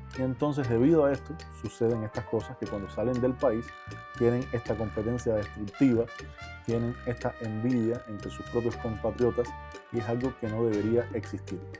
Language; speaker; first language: Spanish; native; Spanish